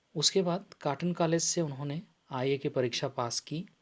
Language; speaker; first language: Hindi; non-native, local second language; Assamese